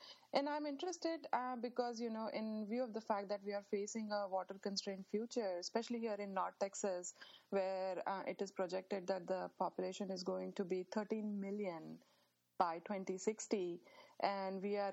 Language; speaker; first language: English; non-native, local second language; Marathi